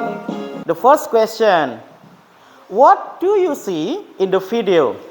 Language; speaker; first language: English; non-native, fluent; Indonesian